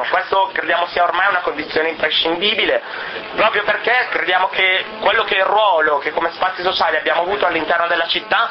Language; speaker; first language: Italian; native; Italian